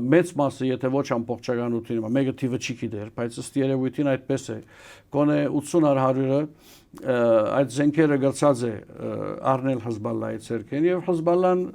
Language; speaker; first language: Armenian; early bilingual, heritage; Armenian